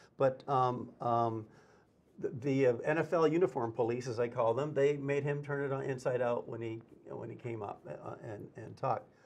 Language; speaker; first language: English; native; English